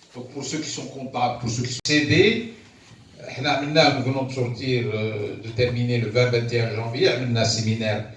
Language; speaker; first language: French; non-native, local second language; Arabic